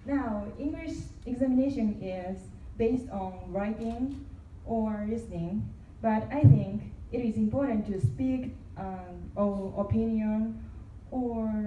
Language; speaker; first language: English; non-native, learner; Korean